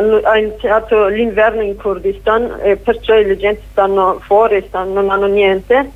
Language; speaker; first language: Italian; non-native, fluent; Kurdish